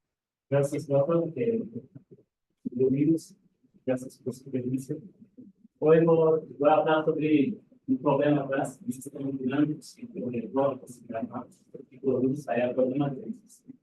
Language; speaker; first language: Spanish; non-native, learner; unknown